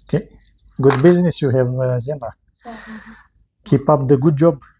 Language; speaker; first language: English; non-native, fluent; Romanian